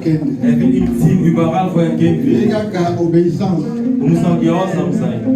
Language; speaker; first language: German; non-native, learner; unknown